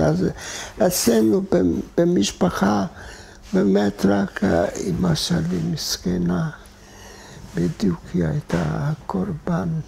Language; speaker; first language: Hebrew; non-native, fluent; Hungarian